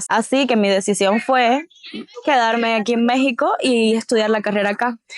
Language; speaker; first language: Spanish; native; Spanish